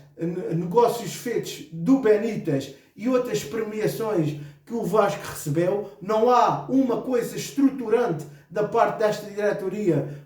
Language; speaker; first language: Portuguese; native; Portuguese